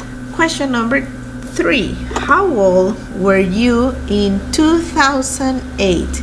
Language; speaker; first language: English; non-native, fluent; Spanish